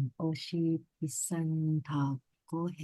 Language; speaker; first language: Korean; non-native, learner; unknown